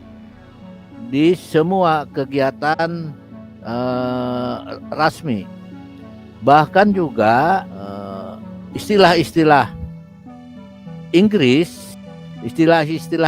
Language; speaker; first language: Indonesian; native; Indonesian